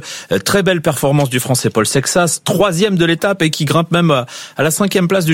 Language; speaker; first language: French; native; French